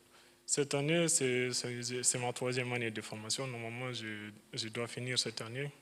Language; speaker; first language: French; non-native, fluent; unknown